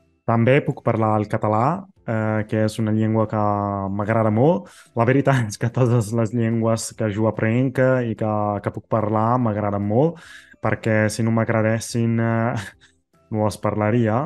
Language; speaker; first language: Catalan; non-native, fluent; Italian